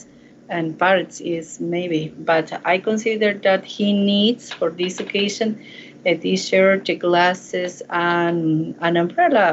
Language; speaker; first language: English; non-native, learner; Spanish